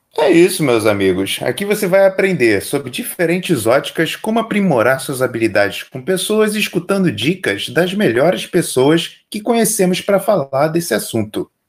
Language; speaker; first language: Portuguese; native; Portuguese